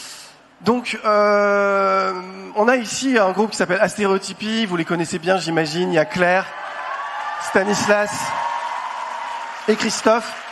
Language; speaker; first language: French; native; French